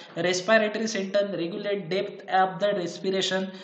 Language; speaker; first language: English; non-native, local second language; Marathi